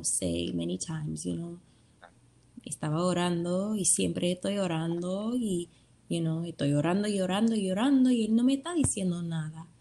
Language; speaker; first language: Spanish; early bilingual, heritage; Spanish